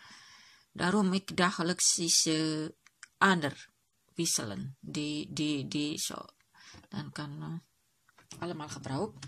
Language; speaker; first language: Dutch; non-native, learner; Indonesian